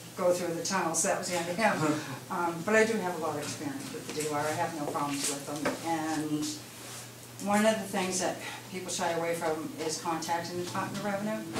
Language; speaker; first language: English; native; English